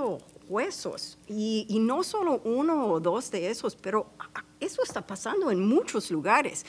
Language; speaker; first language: Spanish; non-native, fluent; English